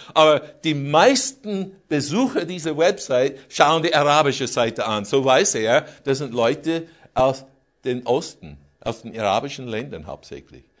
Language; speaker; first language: German; non-native, fluent; English